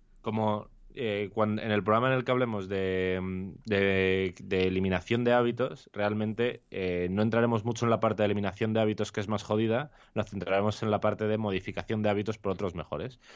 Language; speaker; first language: Spanish; native; Spanish